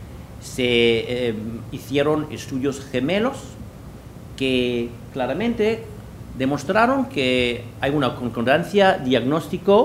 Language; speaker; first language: Spanish; non-native, fluent; German